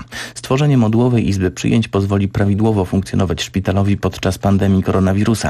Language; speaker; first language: Polish; native; Polish